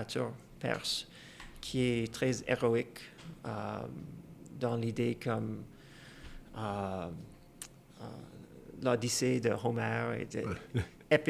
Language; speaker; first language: French; non-native, fluent; Persian